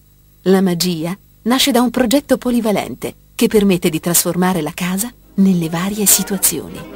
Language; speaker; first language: Italian; native; Italian